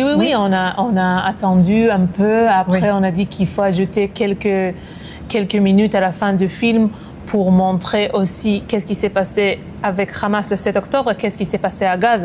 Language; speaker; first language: French; non-native, fluent; Hebrew